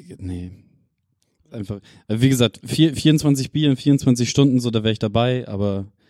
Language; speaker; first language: German; native; German